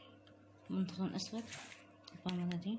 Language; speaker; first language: Arabic; native; Arabic